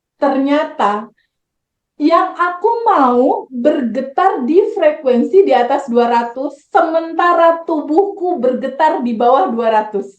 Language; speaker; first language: Indonesian; native; Indonesian